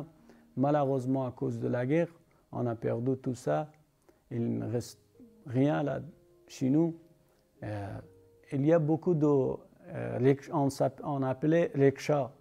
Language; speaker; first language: French; non-native, learner; Persian